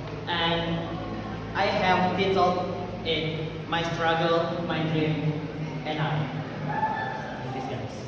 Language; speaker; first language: English; non-native, learner; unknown